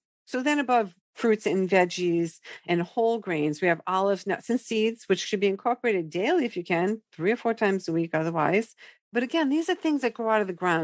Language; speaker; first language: English; native; English